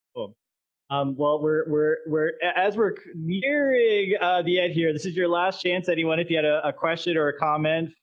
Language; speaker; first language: English; native; English